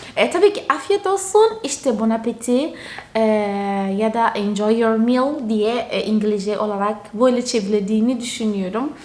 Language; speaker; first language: Turkish; non-native, fluent; Portuguese